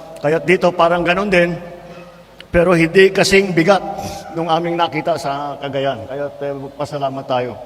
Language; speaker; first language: Filipino; native; Filipino